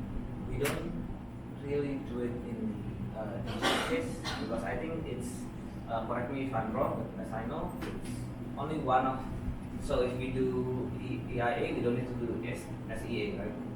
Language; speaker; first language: English; non-native, fluent; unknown